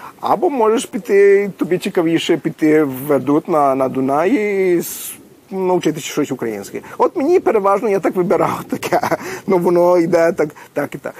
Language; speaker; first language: Ukrainian; early bilingual, heritage; Ukrainian